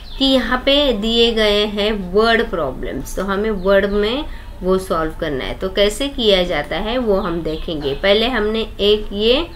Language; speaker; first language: Hindi; non-native, local second language; Marathi